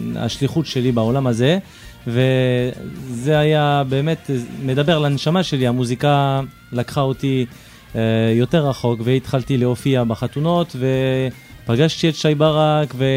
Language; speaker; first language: Hebrew; non-native, fluent; French